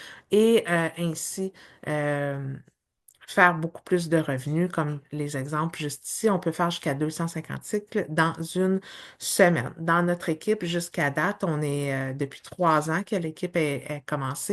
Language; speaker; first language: French; native; French